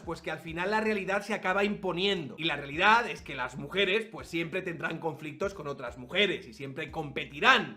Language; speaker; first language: Spanish; native; Spanish